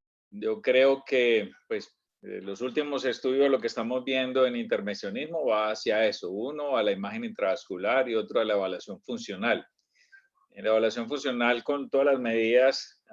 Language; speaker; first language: Spanish; native; Spanish